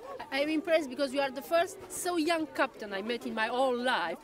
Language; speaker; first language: English; non-native, fluent; French